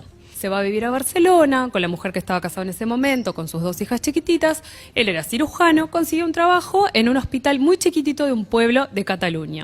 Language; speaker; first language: Spanish; native; Spanish